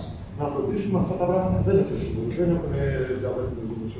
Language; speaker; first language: Greek; native; Greek